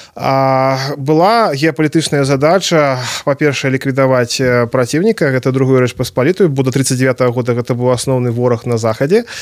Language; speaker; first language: Belarusian; native; Belarusian